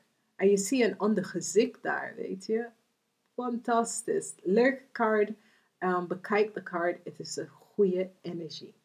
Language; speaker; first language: Dutch; non-native, fluent; English